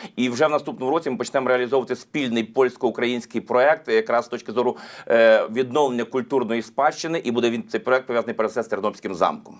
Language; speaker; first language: Ukrainian; native; Ukrainian